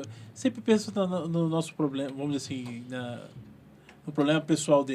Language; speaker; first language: Portuguese; native; Portuguese